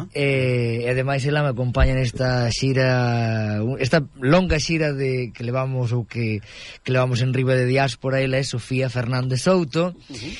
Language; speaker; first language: Galician; native; Galician